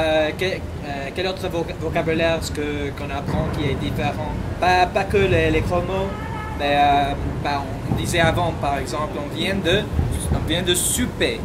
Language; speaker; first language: French; non-native, fluent; English